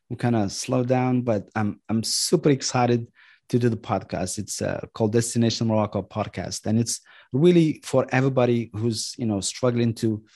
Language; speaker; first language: English; non-native, fluent; Arabic